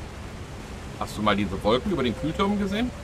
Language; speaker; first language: German; native; German